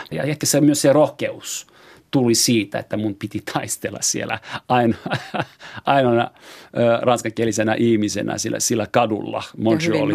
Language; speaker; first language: Finnish; non-native, fluent; French